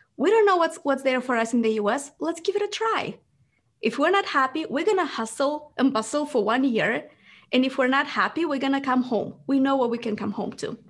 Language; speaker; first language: English; non-native, fluent; Romanian